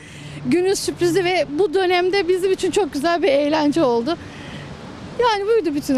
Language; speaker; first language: Turkish; native; Turkish